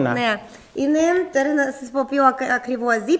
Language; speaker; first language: Greek; non-native, learner; Russian